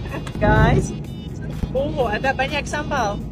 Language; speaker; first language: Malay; non-native, learner; English